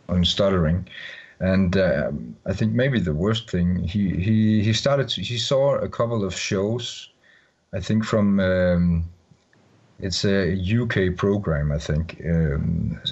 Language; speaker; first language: English; non-native, fluent; Danish